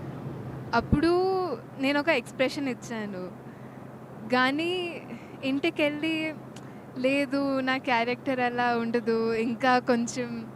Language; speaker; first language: Telugu; non-native, fluent; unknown